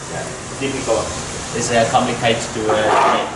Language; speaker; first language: English; non-native, learner; Vietnamese